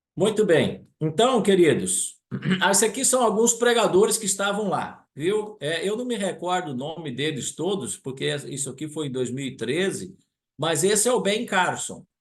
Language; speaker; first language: Portuguese; non-native, local second language; German